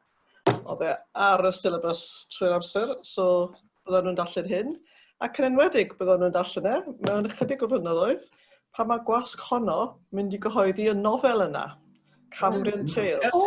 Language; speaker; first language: Welsh; native; Welsh